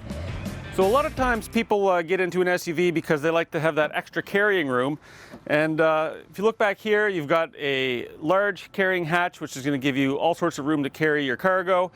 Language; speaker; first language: English; native; English